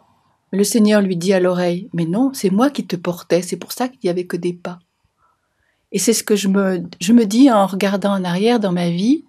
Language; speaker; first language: French; native; French